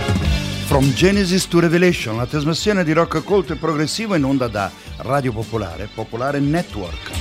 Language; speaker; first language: Italian; native; Italian